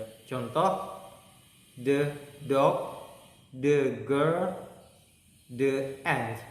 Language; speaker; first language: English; non-native, learner; Indonesian